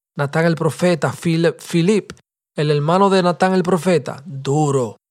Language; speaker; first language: Spanish; early bilingual, heritage; Spanish